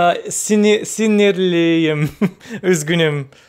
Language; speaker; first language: Turkish; non-native, learner; English